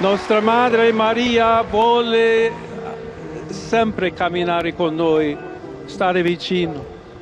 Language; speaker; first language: Italian; non-native, fluent; English